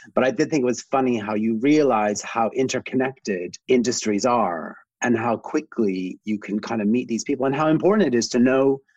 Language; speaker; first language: English; native; English